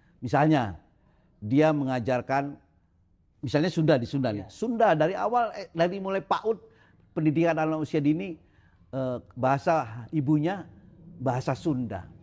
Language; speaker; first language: Indonesian; non-native, local second language; Sundanese